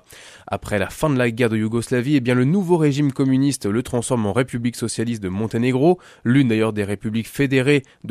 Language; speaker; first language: French; native; French